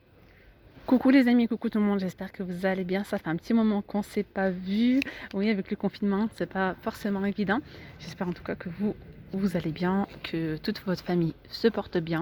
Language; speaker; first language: French; native; French